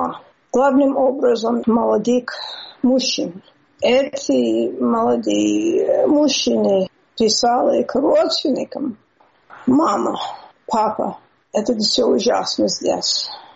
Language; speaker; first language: Russian; non-native, learner; English